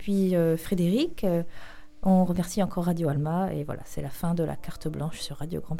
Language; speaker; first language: French; native; French